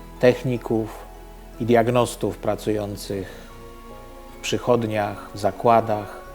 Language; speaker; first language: Polish; native; Polish